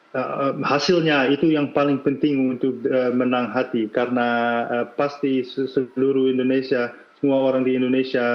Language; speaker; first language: Indonesian; non-native, fluent; Dutch